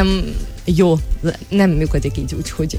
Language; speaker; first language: Hungarian; non-native, fluent; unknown